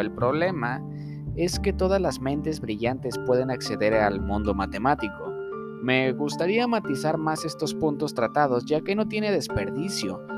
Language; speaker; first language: Spanish; native; Spanish